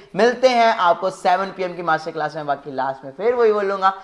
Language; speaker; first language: Hindi; native; Hindi